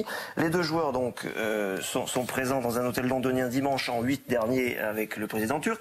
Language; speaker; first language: French; native; French